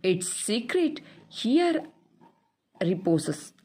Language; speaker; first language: English; non-native, local second language; Kannada